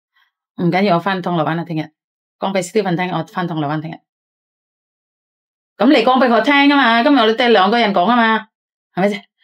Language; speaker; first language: Cantonese; non-native, local second language; Javanese